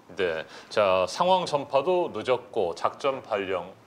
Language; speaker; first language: Korean; native; Korean